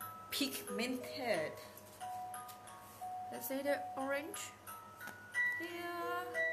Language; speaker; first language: English; non-native, fluent; Thai